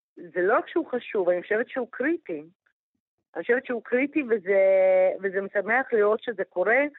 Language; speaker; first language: Hebrew; non-native, fluent; Russian